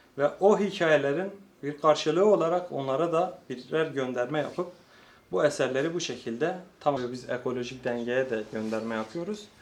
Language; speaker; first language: Turkish; non-native, local second language; Kurdish